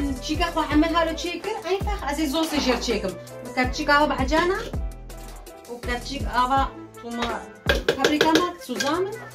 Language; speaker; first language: German; non-native, learner; Kurdish